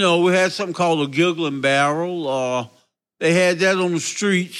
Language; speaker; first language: English; native; English